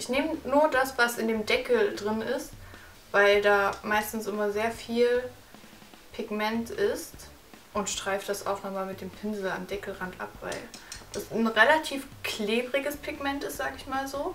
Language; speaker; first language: German; native; German